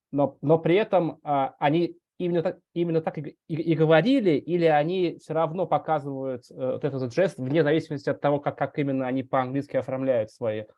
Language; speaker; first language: Russian; native; Russian